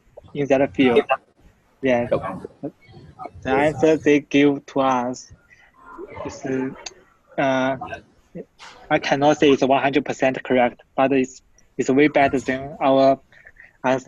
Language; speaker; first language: English; non-native, fluent; Chinese